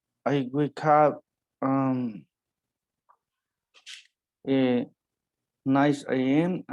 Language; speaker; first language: English; non-native, learner; Spanish